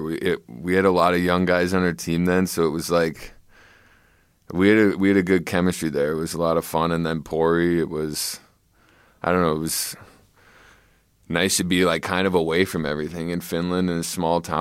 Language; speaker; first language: English; native; English